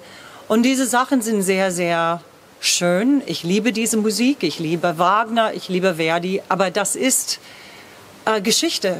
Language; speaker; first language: German; non-native, fluent; English